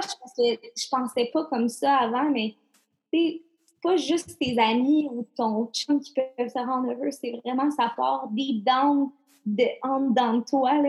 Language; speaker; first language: French; native; French